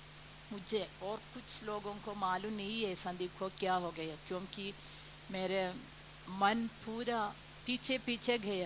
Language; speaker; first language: Hindi; non-native, local second language; Malayalam